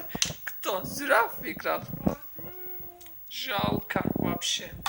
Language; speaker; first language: Russian; non-native, learner; Turkish